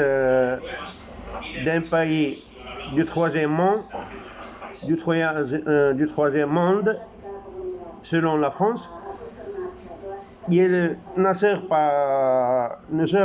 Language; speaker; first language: French; non-native, local second language; Arabic